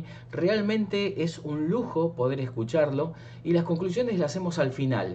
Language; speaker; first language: Spanish; native; Spanish